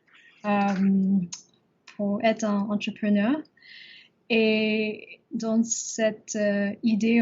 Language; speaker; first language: French; non-native, learner; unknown